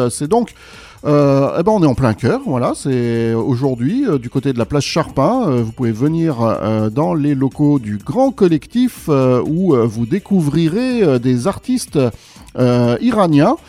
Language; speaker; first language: French; native; French